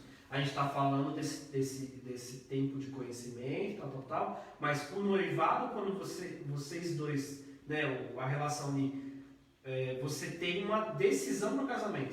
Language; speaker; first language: Portuguese; native; Portuguese